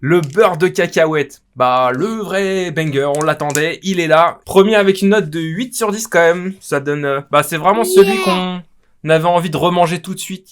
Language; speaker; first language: French; native; French